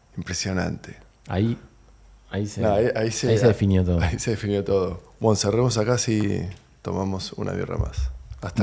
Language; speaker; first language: Spanish; native; Spanish